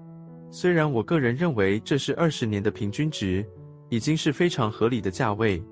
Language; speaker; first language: Chinese; native; Chinese